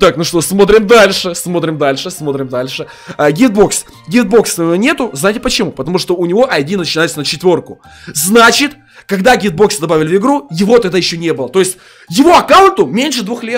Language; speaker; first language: Russian; native; Russian